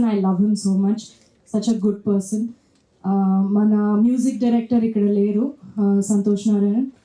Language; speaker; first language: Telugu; non-native, fluent; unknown